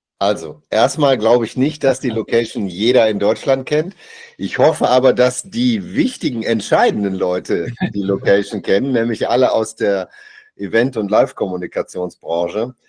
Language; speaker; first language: German; native; German